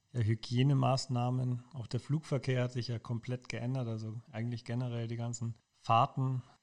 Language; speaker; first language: German; native; German